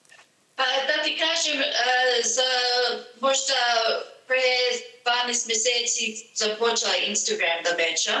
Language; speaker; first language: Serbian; early bilingual, heritage; Serbian